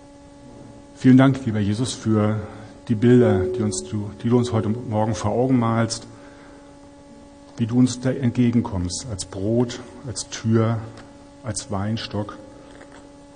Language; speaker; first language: German; native; German